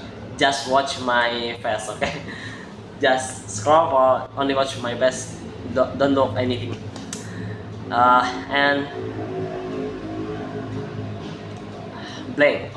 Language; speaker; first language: English; non-native, learner; Indonesian